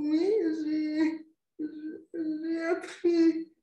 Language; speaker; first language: French; non-native, local second language; Arabic